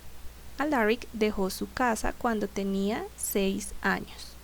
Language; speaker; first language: Spanish; native; Spanish